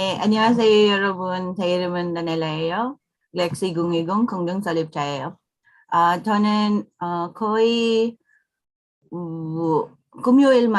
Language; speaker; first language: Korean; non-native, learner; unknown